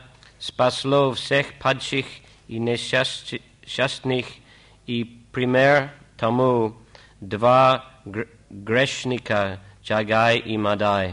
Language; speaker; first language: Russian; native; Russian